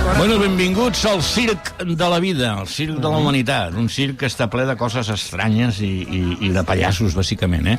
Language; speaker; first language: Catalan; native; Catalan